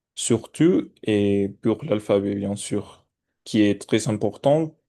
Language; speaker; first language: French; non-native, fluent; Spanish